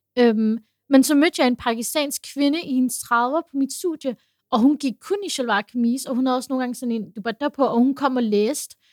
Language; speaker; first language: Danish; early bilingual, other home language; Urdu